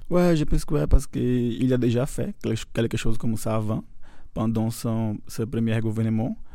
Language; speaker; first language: French; non-native, learner; Portuguese